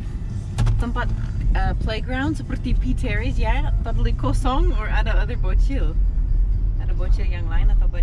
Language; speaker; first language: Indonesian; non-native, learner; English